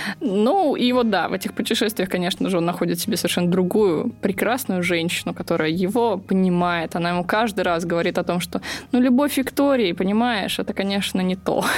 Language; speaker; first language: Russian; native; Russian